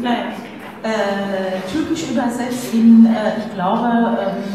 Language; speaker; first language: German; non-native, fluent; Turkish